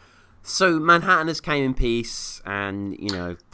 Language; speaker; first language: English; native; English